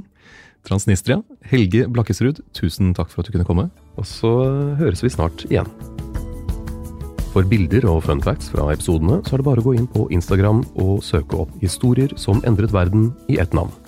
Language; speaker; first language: Norwegian; native; Norwegian